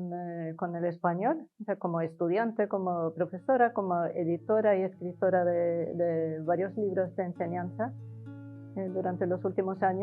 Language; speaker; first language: Spanish; non-native, fluent; Norwegian